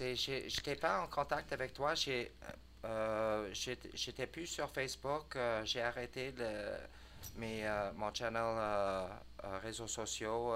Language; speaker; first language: French; non-native, learner; English